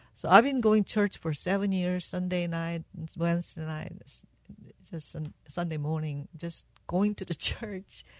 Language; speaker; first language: English; non-native, fluent; Korean